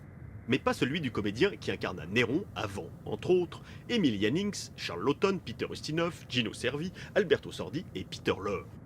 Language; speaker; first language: French; native; French